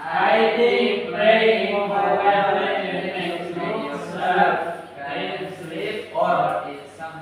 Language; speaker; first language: English; non-native, learner; Indonesian